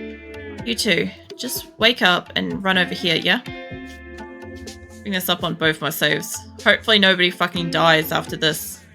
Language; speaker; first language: English; native; English